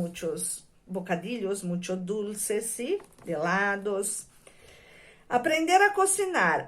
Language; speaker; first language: Spanish; non-native, fluent; Portuguese